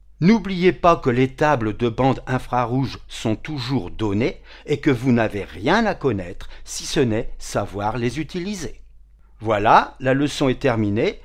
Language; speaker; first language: French; native; French